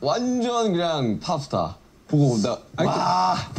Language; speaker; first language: Korean; native; Korean